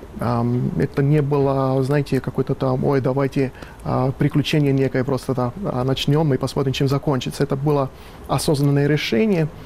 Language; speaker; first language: Russian; non-native, fluent; Italian